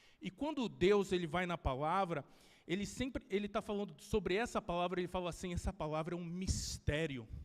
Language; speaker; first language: Portuguese; native; Portuguese